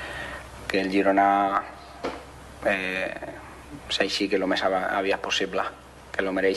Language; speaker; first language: Catalan; non-native, fluent; Spanish